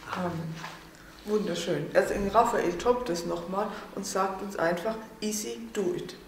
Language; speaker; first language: German; native; German